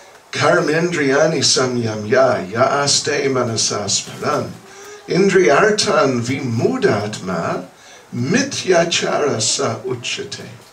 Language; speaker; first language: Russian; non-native, learner; English